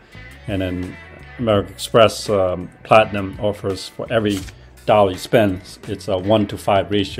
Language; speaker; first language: English; native; English